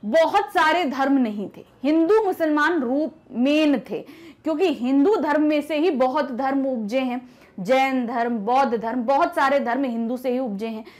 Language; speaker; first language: Hindi; native; Hindi